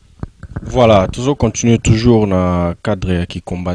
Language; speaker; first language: French; non-native, local second language; Lingala